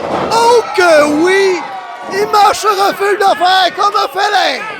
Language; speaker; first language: French; native; French